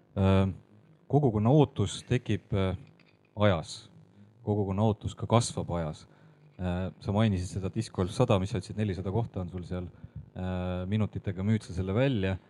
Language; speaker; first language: Estonian; native; Estonian